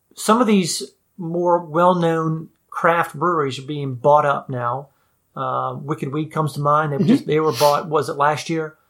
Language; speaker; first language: English; native; English